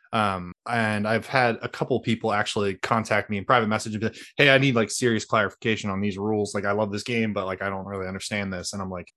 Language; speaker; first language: English; native; English